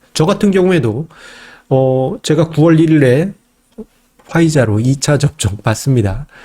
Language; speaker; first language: Korean; native; Korean